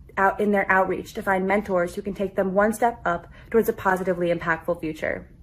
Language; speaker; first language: English; native; English